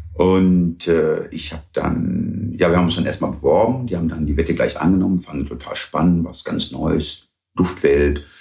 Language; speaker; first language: German; early bilingual, other home language; English